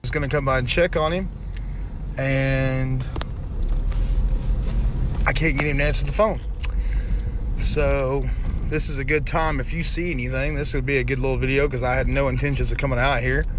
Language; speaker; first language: English; native; English